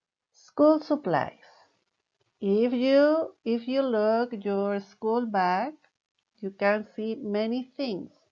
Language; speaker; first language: English; non-native, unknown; Spanish